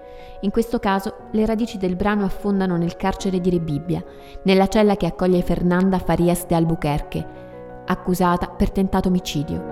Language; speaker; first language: Italian; native; Italian